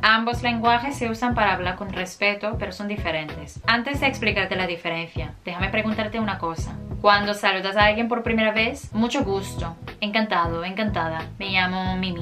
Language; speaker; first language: Spanish; non-native, fluent; Korean